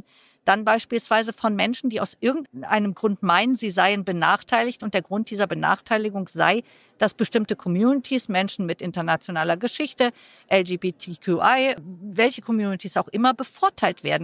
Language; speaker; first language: German; native; German